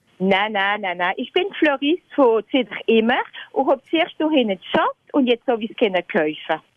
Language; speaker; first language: German; non-native, local second language; French